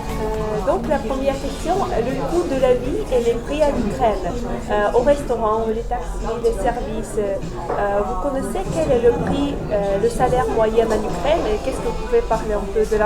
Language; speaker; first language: French; non-native, fluent; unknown